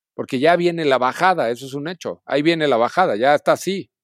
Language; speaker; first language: Spanish; native; Spanish